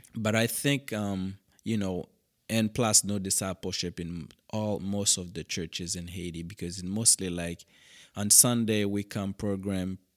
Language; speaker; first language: English; non-native, fluent; Haitian Creole